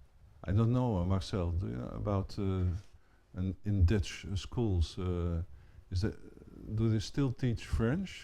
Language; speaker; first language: English; non-native, fluent; Dutch